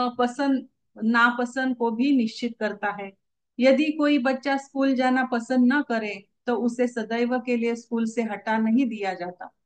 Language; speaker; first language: Hindi; non-native, local second language; Marathi